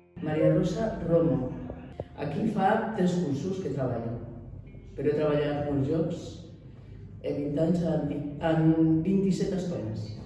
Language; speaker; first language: Catalan; non-native, local second language; Spanish